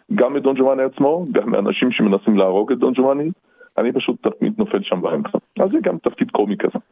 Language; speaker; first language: Hebrew; non-native, fluent; Russian